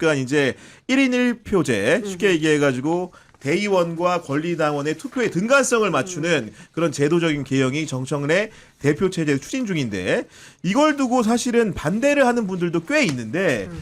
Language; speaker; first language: Korean; native; Korean